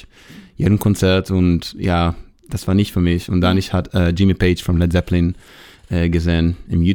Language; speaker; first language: German; non-native, fluent; Hebrew